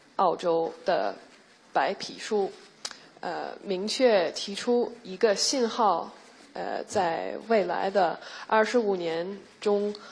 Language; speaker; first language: Chinese; non-native, fluent; English